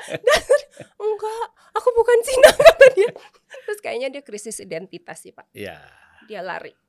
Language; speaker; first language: Indonesian; native; Indonesian